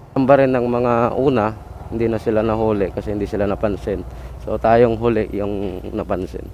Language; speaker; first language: Filipino; native; Filipino